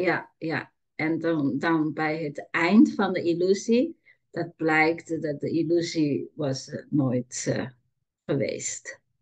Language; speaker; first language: Dutch; non-native, learner; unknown